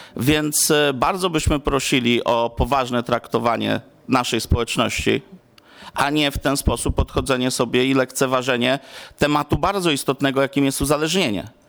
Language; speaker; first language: Polish; non-native, local second language; Romany